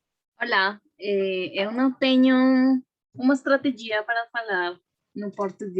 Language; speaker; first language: Portuguese; non-native, learner; Spanish